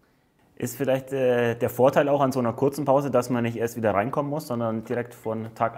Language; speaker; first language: German; native; German